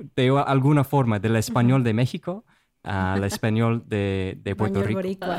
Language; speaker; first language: Spanish; non-native, fluent; English